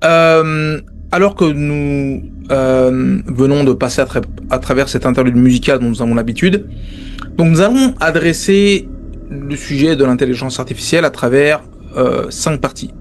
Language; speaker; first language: French; native; French